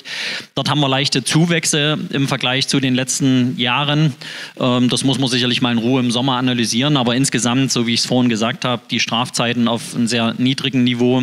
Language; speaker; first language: German; native; German